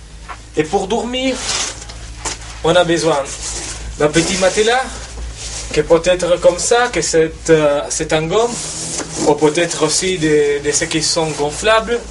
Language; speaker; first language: French; non-native, fluent; Spanish